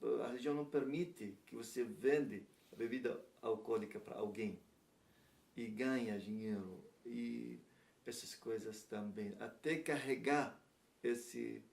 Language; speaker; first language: Portuguese; non-native, learner; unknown